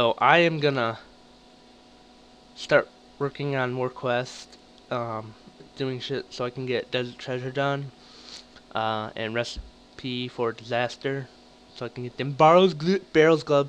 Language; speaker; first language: English; native; English